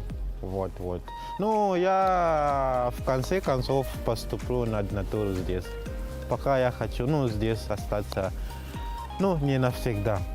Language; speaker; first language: Russian; non-native, learner; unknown